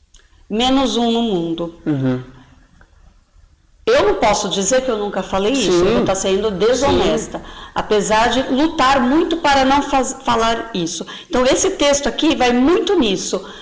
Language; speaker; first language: Portuguese; native; Portuguese